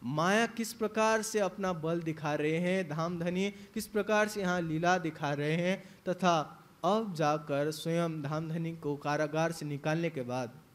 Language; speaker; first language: Hindi; native; Hindi